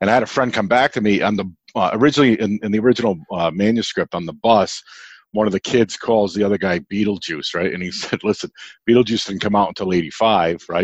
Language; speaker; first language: English; native; English